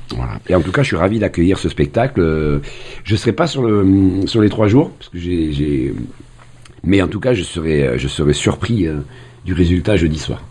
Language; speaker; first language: French; native; French